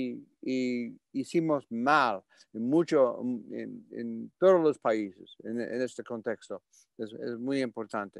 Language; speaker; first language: Spanish; non-native, fluent; English